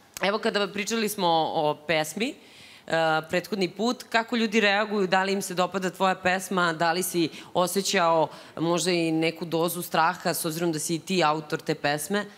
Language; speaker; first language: Serbian; native; Serbian